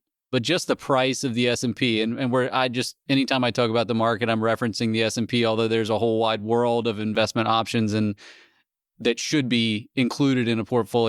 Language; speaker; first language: English; native; English